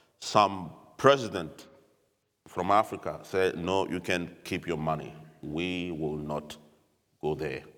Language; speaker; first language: English; non-native, fluent; French